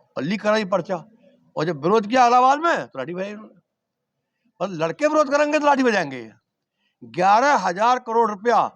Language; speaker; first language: Hindi; native; Hindi